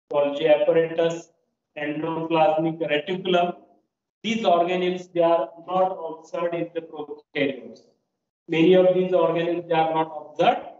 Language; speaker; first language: English; non-native, local second language; Marathi